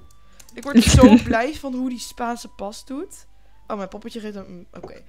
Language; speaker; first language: Dutch; native; Dutch